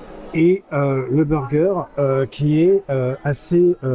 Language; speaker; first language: French; native; French